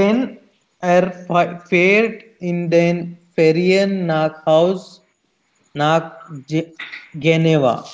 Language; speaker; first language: German; non-native, learner; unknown